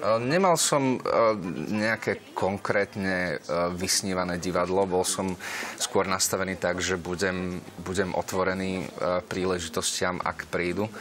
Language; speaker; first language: Slovak; non-native, local second language; Hungarian